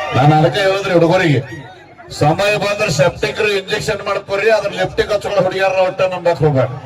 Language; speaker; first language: Kannada; native; Kannada